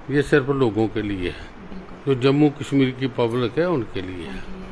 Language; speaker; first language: Hindi; native; Hindi